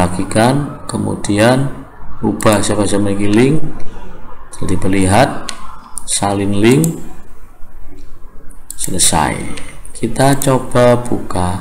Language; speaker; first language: Indonesian; native; Indonesian